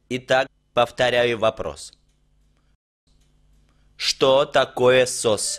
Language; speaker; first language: Russian; native; Russian